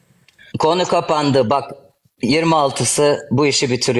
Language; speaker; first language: Turkish; native; Turkish